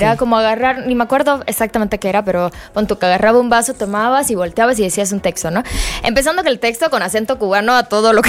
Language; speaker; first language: Spanish; native; Spanish